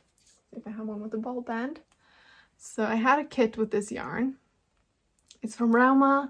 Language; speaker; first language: English; non-native, fluent; Norwegian